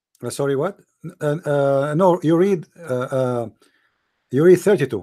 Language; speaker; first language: English; non-native, local second language; Arabic